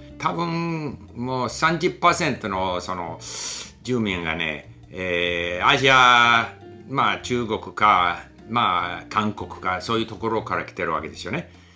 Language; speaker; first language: Japanese; non-native, fluent; English